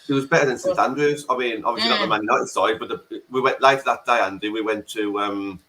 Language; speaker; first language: English; native; English